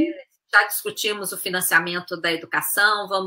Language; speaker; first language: Portuguese; native; Portuguese